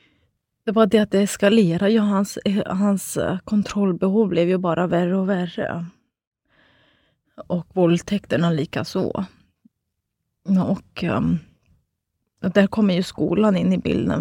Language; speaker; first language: Swedish; native; Swedish